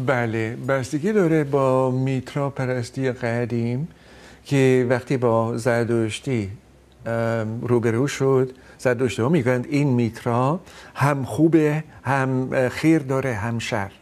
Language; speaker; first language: Persian; non-native, fluent; Dutch